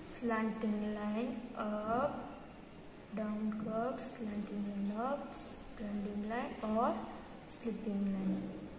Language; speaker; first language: Hindi; non-native, local second language; Gujarati